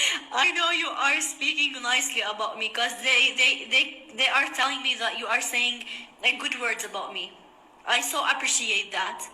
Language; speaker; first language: English; non-native, fluent; Somali